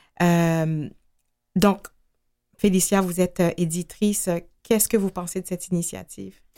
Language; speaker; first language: French; native; French